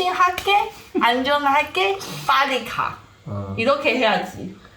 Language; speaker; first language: Korean; non-native, learner; Chinese